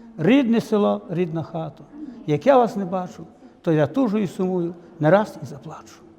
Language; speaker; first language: Ukrainian; native; Ukrainian